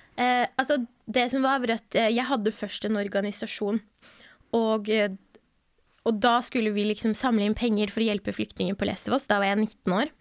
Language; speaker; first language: Norwegian; early bilingual, other home language; Persian